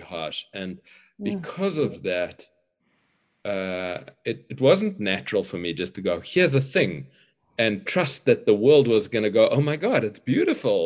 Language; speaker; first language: English; native; English